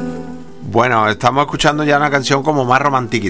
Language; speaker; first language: Spanish; native; Spanish